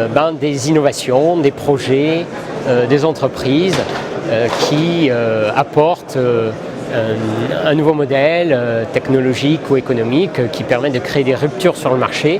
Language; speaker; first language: French; native; French